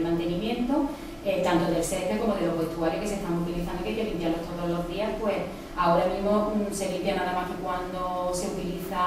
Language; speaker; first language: Spanish; native; Spanish